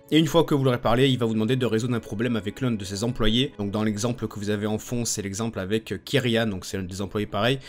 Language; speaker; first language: French; native; French